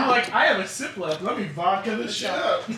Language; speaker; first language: English; native; English